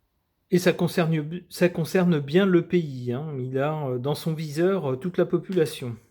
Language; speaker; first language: French; native; French